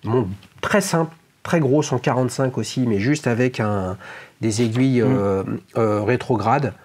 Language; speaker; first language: French; native; French